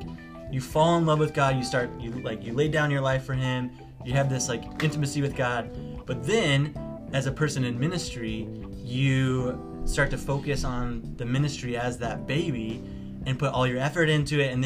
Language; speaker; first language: English; native; English